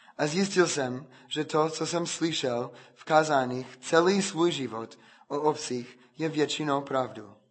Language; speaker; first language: Czech; non-native, fluent; English